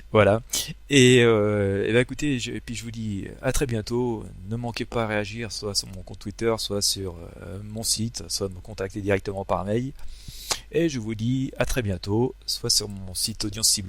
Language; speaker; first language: French; native; French